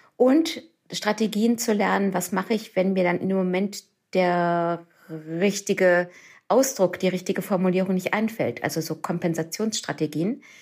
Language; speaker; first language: German; native; German